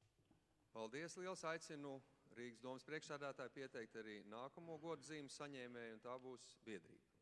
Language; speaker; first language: Latvian; native; Latvian